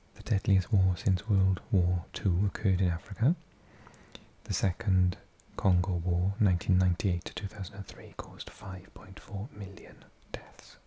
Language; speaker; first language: English; native; English